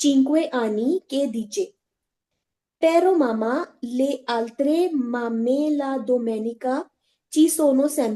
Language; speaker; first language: Italian; non-native, learner; Hindi